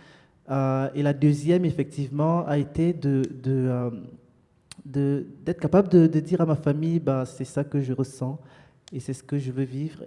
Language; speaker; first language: French; native; French